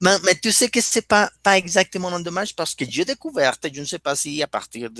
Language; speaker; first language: French; non-native, fluent; Spanish